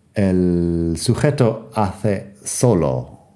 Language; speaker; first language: Spanish; non-native, fluent; English